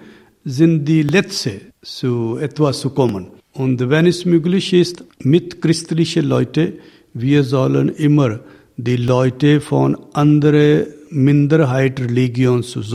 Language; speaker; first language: German; non-native, learner; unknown